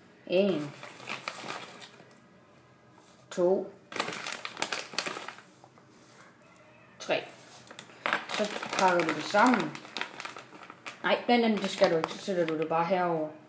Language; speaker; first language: Danish; native; Danish